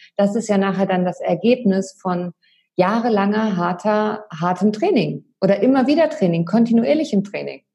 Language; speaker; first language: German; native; German